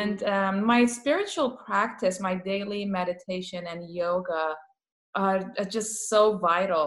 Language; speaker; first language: English; non-native, fluent; Persian